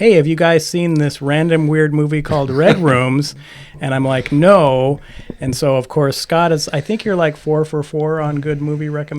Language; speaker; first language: English; native; English